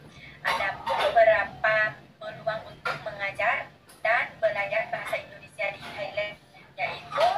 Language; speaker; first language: Indonesian; non-native, fluent; Thai